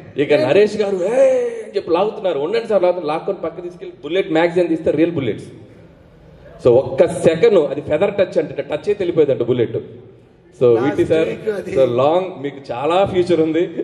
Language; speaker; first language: Telugu; native; Telugu